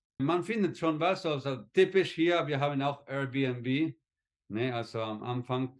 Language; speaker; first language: German; early bilingual, heritage; Spanish